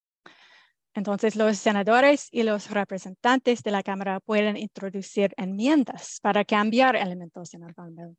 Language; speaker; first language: Spanish; non-native, fluent; English